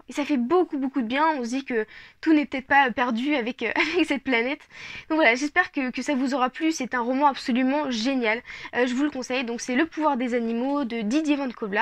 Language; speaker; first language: French; native; French